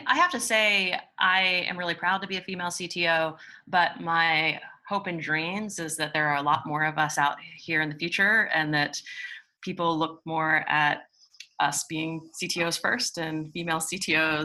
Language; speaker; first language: English; native; English